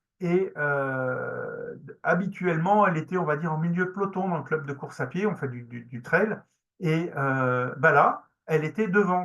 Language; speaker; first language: French; native; French